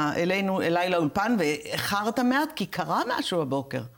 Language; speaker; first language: Hebrew; native; Hebrew